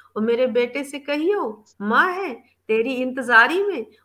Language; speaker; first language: Hindi; native; Hindi